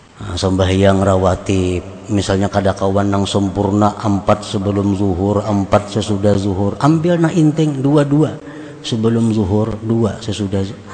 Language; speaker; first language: Indonesian; non-native, local second language; Banjar